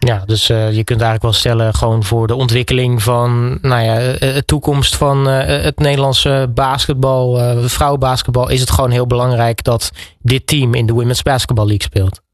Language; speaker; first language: Dutch; native; Dutch